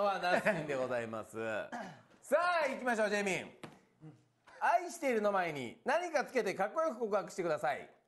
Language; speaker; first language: Japanese; native; Japanese